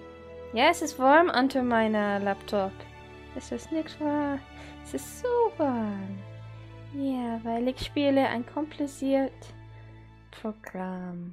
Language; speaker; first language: German; non-native, learner; English